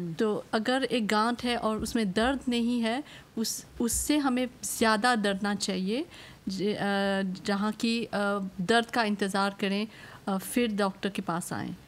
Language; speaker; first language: Hindi; non-native, local second language; Morisyen